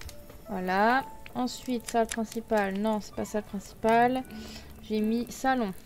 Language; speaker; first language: French; native; French